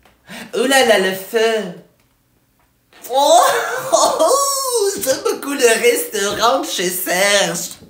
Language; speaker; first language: French; non-native, learner; English